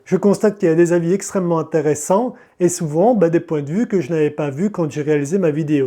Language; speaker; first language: French; native; French